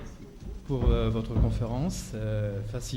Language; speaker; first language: French; non-native, fluent; Spanish